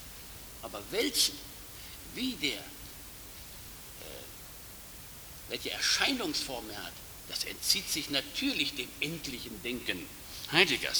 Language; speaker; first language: German; native; German